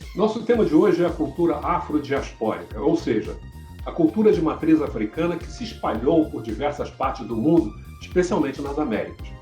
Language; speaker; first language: Portuguese; native; Portuguese